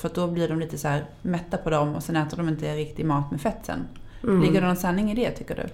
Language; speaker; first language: Swedish; native; Swedish